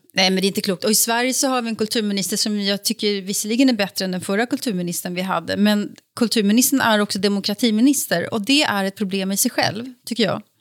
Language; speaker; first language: Swedish; native; Swedish